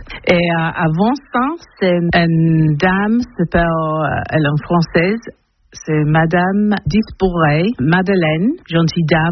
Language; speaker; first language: French; non-native, learner; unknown